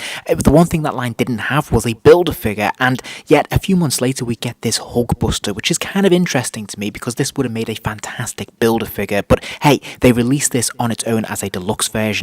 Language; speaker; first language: English; native; English